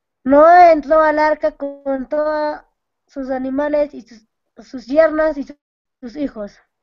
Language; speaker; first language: Spanish; non-native, local second language; Aymara